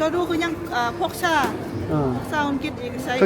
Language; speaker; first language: Korean; non-native, learner; Lao